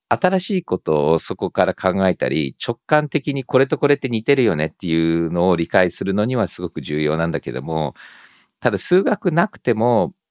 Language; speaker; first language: Japanese; early bilingual, heritage; Japanese